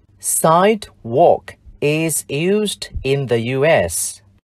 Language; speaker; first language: English; non-native, fluent; Vietnamese